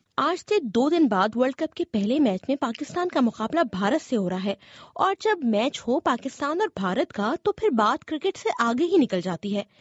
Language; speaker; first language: Urdu; native; Urdu